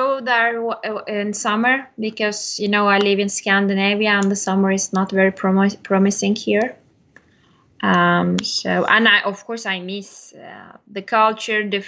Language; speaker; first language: English; non-native, fluent; Turkish